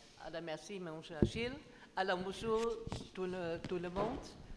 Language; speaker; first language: French; non-native, learner; German